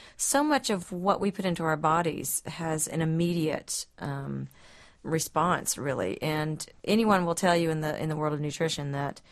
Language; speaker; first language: English; native; English